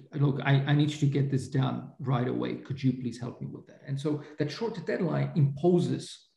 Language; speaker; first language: English; non-native, fluent; Slovak